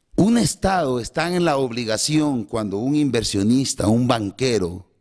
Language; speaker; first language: Spanish; native; Spanish